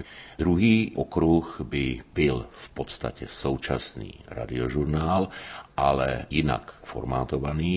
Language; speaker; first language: Czech; native; Czech